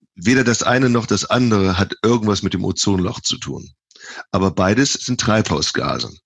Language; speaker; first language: German; native; German